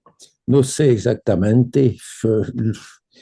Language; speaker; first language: Spanish; non-native, fluent; French